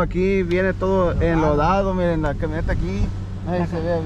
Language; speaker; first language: Spanish; native; Spanish